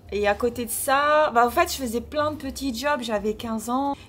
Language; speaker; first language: French; early bilingual, other home language; Portuguese